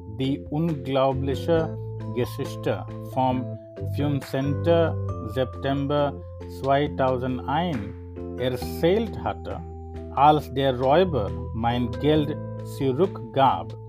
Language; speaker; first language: German; non-native, fluent; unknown